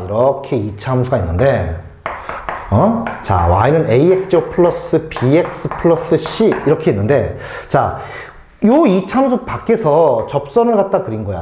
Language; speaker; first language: Korean; native; Korean